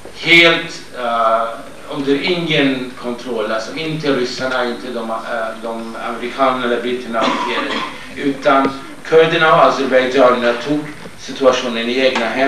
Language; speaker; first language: Swedish; non-native, fluent; Kurdish